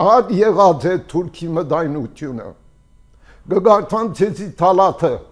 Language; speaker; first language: Armenian; early bilingual, heritage; Armenian